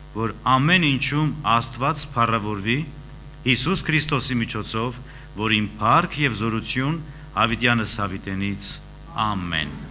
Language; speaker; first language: Armenian; native; Armenian